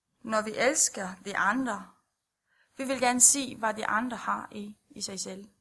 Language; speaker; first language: Danish; non-native, fluent; Romanian